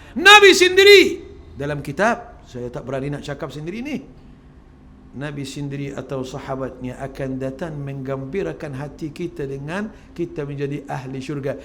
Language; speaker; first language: Malay; non-native, fluent; Arabic